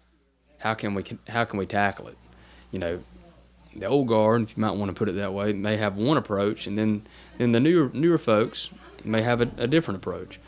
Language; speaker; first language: English; native; English